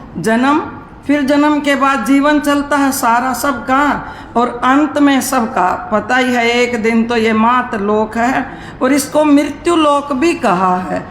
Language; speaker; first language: Hindi; native; Hindi